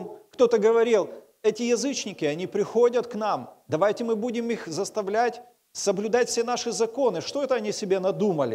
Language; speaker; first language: Russian; native; Russian